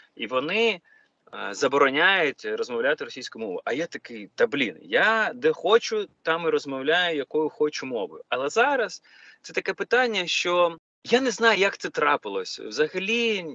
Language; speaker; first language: Ukrainian; non-native, local second language; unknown